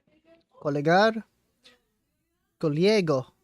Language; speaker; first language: Spanish; non-native, learner; English